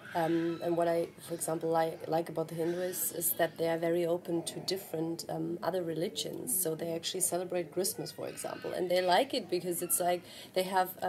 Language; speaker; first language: English; non-native, fluent; German